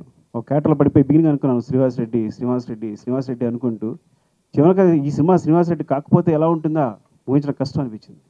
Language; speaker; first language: Telugu; native; Telugu